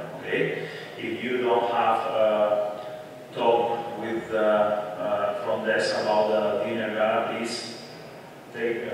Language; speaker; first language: English; non-native, fluent; Spanish